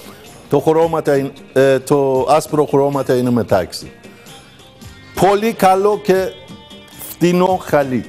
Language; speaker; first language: Greek; non-native, learner; Persian